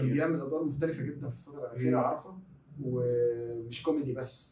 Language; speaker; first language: Arabic; native; Arabic